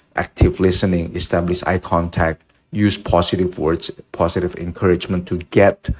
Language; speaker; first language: English; non-native, fluent; Indonesian